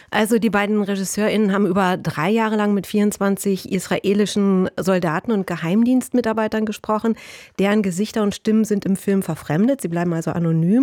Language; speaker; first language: German; native; German